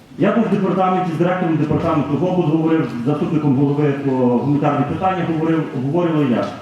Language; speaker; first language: Ukrainian; native; Ukrainian